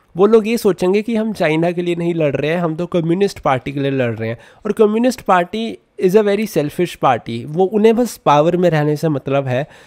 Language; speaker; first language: Hindi; native; Hindi